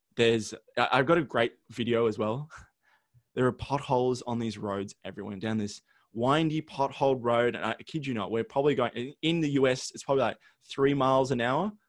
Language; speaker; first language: English; early bilingual, other home language; Ukrainian